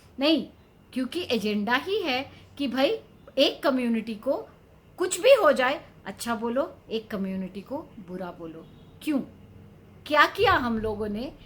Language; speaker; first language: Hindi; non-native, local second language; Bangla